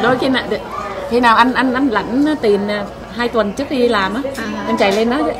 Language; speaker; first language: Vietnamese; native; Vietnamese